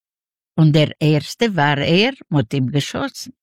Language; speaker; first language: German; non-native, learner; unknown